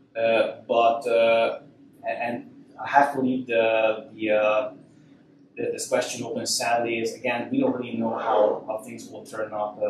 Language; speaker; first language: English; non-native, fluent; Hungarian